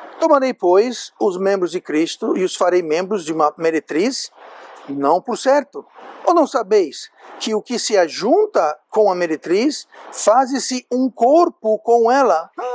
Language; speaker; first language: Portuguese; non-native, fluent; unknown